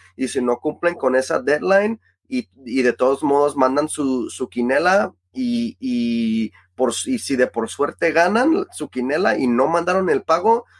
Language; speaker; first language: Spanish; early bilingual, heritage; Spanish